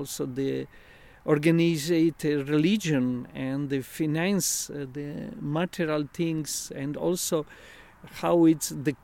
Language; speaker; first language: English; non-native, learner; Italian